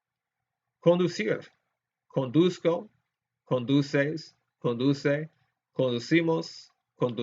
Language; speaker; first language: Spanish; non-native, fluent; English